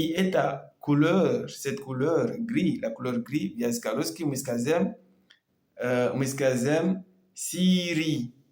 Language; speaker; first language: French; non-native, local second language; Comorian